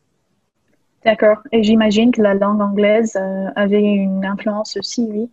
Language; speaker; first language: French; non-native, fluent; English